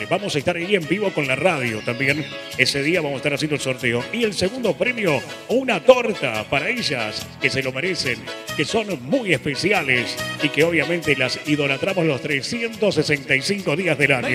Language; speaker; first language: Spanish; native; Spanish